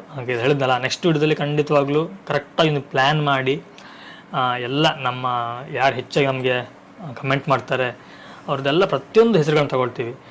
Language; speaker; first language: Kannada; non-native, local second language; Tulu